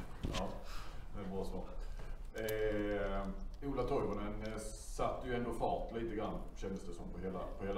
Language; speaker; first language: Swedish; native; Swedish